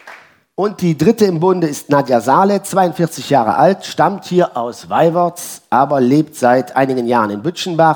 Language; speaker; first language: German; native; German